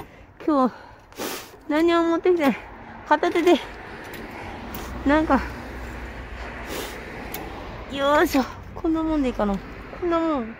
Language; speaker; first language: Japanese; native; Japanese